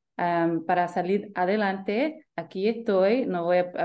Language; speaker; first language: Spanish; early bilingual, heritage; Spanish